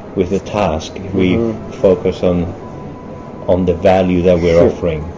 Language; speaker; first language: English; early bilingual, other home language; German